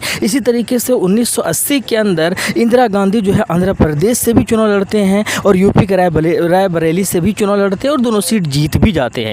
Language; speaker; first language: Hindi; native; Hindi